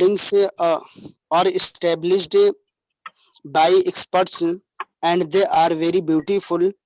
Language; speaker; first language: English; non-native, learner; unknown